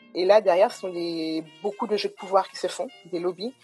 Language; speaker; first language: French; native; French